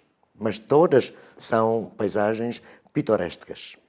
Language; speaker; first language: Portuguese; non-native, fluent; Vietnamese